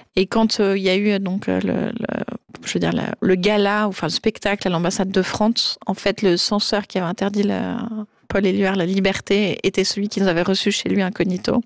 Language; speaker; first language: French; native; French